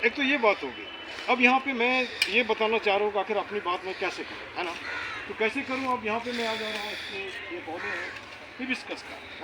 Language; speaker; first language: Hindi; native; Hindi